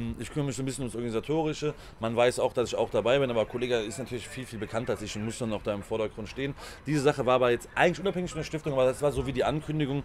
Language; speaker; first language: German; native; German